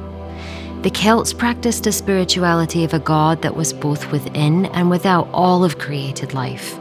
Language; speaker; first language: English; native; English